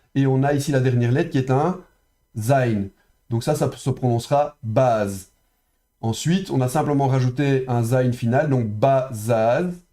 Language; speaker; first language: French; native; French